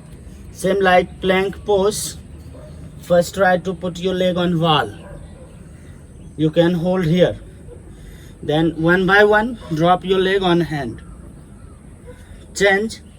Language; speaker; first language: English; non-native, local second language; Hindi